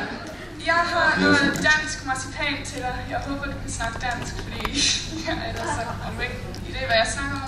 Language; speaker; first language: Danish; early bilingual, heritage; Danish